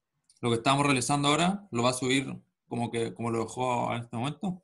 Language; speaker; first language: Spanish; native; Spanish